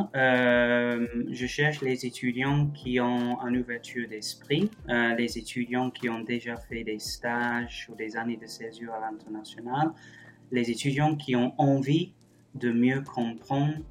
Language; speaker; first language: French; non-native, fluent; English